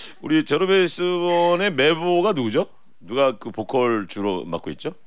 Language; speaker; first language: Korean; native; Korean